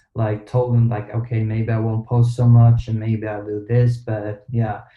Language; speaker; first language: English; non-native, fluent; Swedish